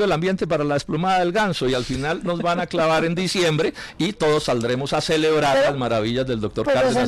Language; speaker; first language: Spanish; native; Spanish